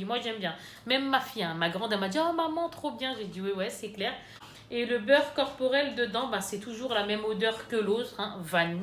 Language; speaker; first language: French; native; French